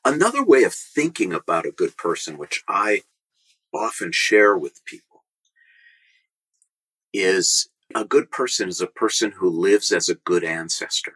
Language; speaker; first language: English; native; English